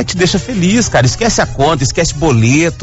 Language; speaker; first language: Portuguese; native; Portuguese